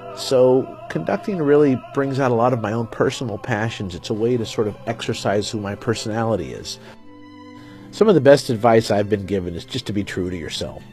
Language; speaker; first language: English; native; English